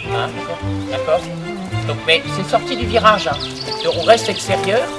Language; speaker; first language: French; native; French